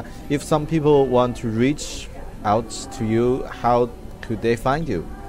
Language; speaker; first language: English; non-native, fluent; Chinese